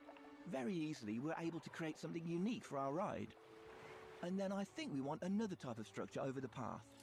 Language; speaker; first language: English; native; English